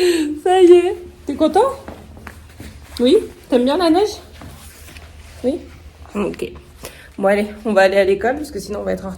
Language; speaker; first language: French; native; French